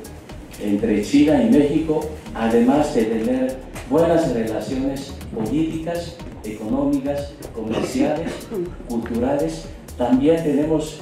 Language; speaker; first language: Spanish; non-native, fluent; Chinese